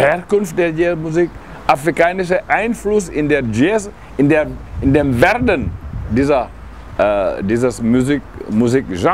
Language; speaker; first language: German; non-native, fluent; Wolof